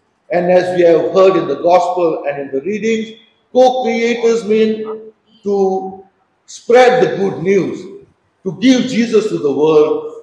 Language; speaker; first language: English; non-native, local second language; Konkani